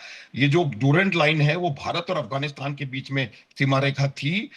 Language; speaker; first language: Hindi; native; Hindi